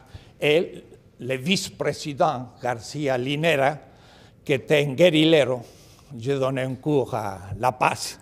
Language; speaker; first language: French; non-native, fluent; Spanish